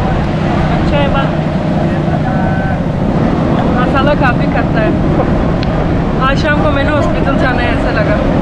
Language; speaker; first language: Hindi; non-native, learner; Turkish